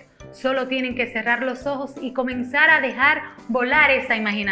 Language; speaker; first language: Spanish; native; Spanish